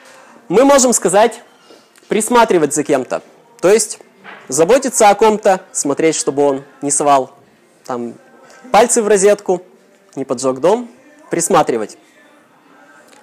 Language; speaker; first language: Russian; native; Russian